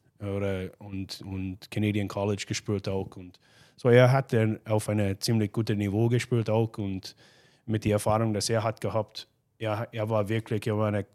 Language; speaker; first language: German; non-native, fluent; English